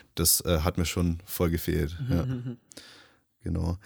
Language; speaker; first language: German; early bilingual, other home language; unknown